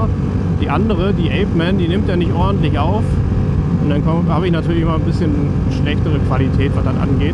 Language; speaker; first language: German; native; German